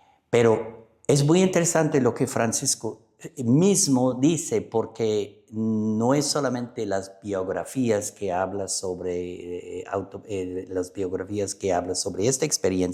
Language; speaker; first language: Spanish; non-native, fluent; English